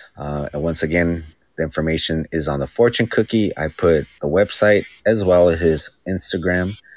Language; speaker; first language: English; native; English